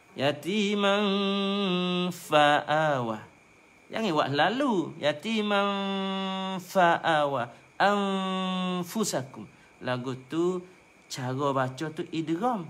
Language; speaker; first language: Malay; native; Malay